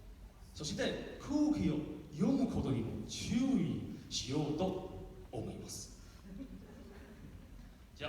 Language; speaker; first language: Japanese; non-native, learner; Min Nan Chinese